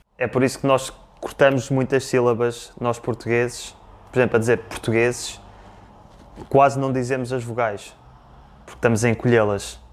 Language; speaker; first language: Portuguese; native; Portuguese